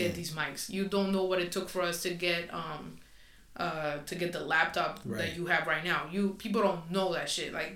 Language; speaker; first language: English; non-native, fluent; Spanish